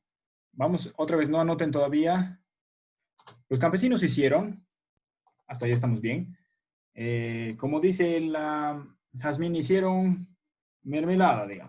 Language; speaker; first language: Spanish; native; Spanish